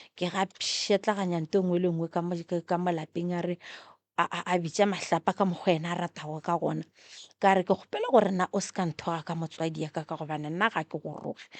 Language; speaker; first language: Northern Sotho; non-native, local second language; Tsonga